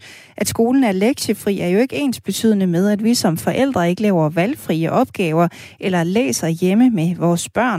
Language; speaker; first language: Danish; native; Danish